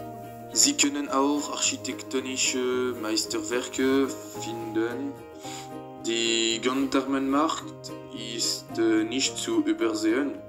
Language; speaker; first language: German; non-native, learner; French